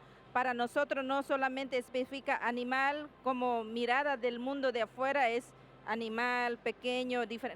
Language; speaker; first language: Spanish; non-native, local second language; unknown